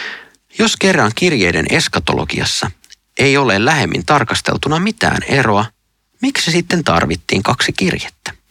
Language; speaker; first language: Finnish; native; Finnish